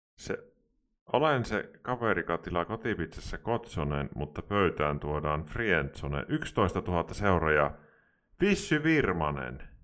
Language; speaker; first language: Finnish; native; Finnish